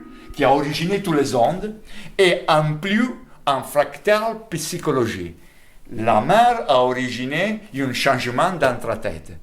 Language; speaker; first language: French; non-native, fluent; Italian